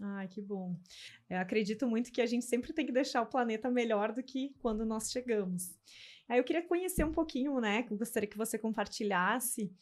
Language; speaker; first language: Portuguese; native; Portuguese